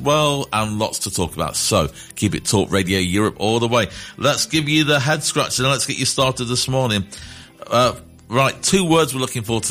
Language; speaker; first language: English; native; English